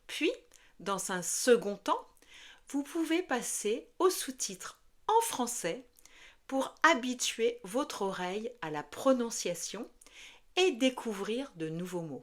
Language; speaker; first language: French; native; French